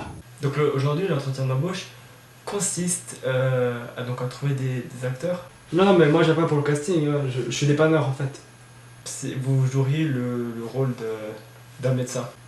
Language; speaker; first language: French; native; French